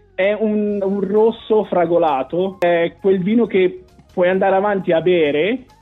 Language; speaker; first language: Italian; native; Italian